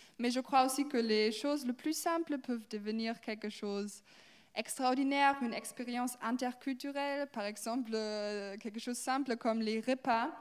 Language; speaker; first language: French; non-native, fluent; German